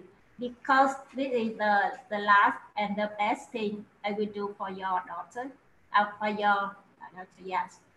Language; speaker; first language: English; non-native, learner; Vietnamese